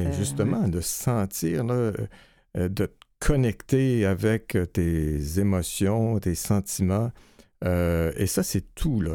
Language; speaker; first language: French; native; French